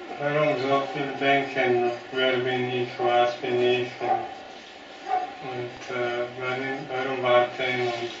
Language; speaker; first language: German; non-native, learner; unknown